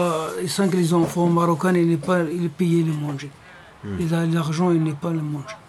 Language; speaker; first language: French; non-native, learner; Arabic